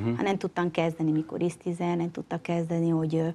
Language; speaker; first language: Hungarian; non-native, learner; Italian